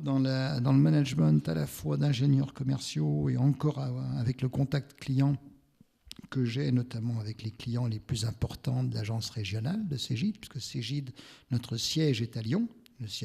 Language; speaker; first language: French; native; French